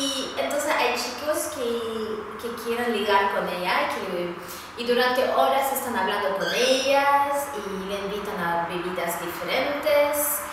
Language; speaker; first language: Spanish; non-native, fluent; Swedish